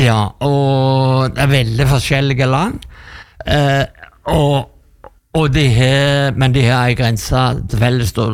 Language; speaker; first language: Norwegian; non-native, learner; Spanish